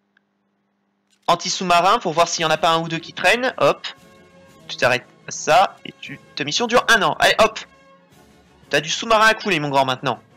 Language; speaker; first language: French; native; French